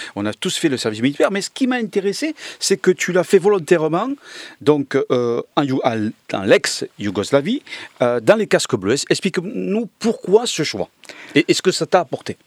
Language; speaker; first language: French; native; French